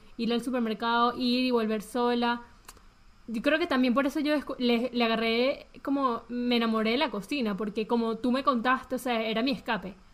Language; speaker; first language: Spanish; early bilingual, heritage; Spanish